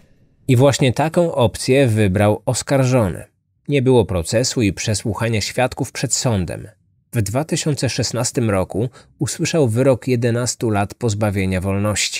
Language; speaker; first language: Polish; native; Polish